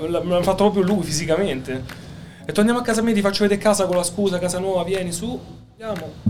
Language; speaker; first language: Italian; native; Italian